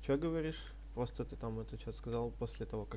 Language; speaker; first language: Russian; native; Russian